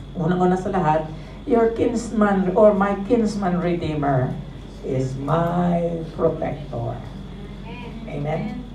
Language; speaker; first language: Filipino; non-native, local second language; Cebuano